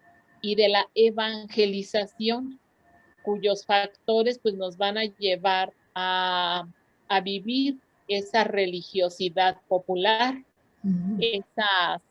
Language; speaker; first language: Spanish; native; Spanish